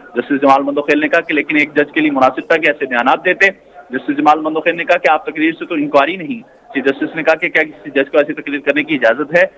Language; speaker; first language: Urdu; native; Urdu